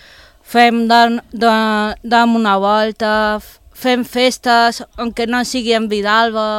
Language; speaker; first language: Catalan; non-native, local second language; Spanish